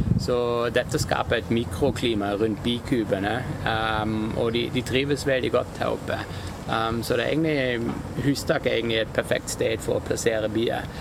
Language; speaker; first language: Norwegian; non-native, fluent; German